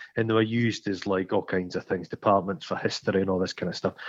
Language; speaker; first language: English; native; English